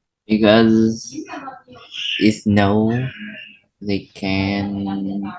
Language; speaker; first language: English; non-native, learner; Vietnamese